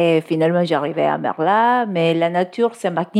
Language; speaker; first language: French; non-native, learner; Spanish